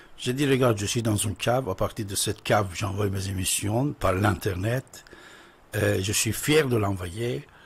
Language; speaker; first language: French; non-native, fluent; Persian